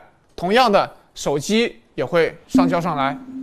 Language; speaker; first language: Chinese; native; Chinese